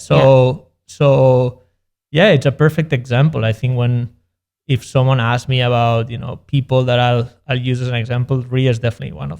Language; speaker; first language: English; non-native, fluent; Spanish